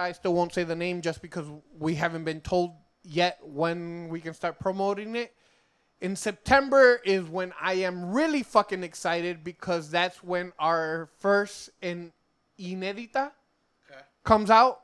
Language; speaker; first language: English; early bilingual, other home language; Spanish